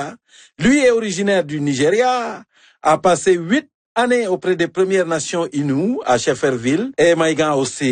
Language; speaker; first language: French; native; French